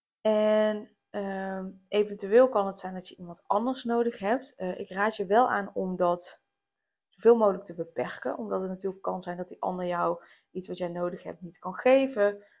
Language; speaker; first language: Dutch; native; Dutch